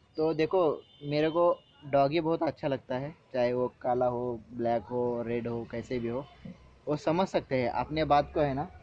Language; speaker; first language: Hindi; non-native, local second language; Marathi